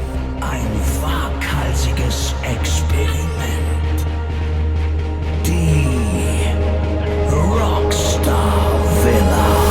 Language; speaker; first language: German; native; German